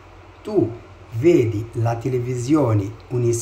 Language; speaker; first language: Italian; non-native, fluent; Arabic